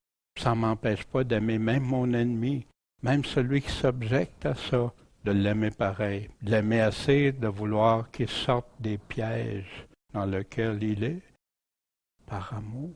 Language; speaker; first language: French; native; French